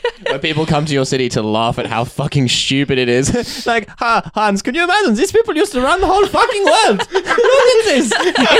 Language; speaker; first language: English; native; English